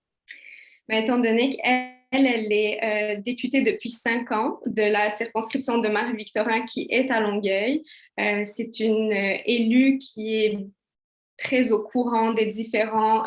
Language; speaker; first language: French; early bilingual, other home language; Kabyle